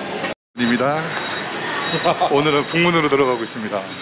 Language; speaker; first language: Korean; native; Korean